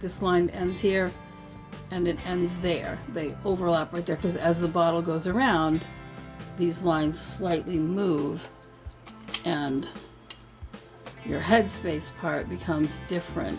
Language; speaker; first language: English; native; English